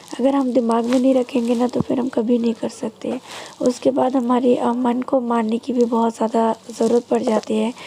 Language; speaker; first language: Hindi; non-native, local second language; Bangla